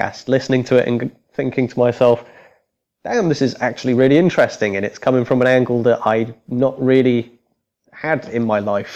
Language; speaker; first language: English; native; English